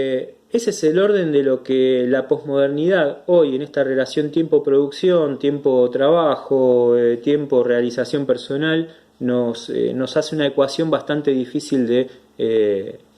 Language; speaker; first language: Spanish; native; Spanish